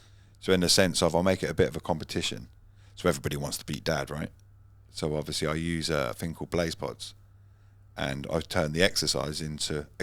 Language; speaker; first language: English; native; English